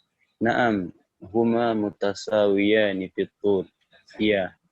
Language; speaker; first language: Arabic; non-native, learner; Indonesian